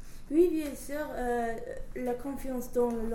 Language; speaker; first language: French; non-native, learner; English